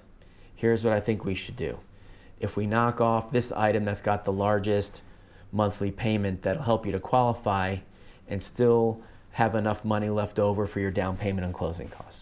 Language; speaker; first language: English; native; English